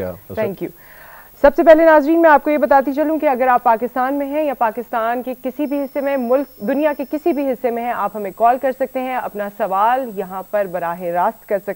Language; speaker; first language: Urdu; native; Urdu